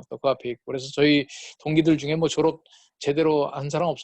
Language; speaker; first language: Korean; native; Korean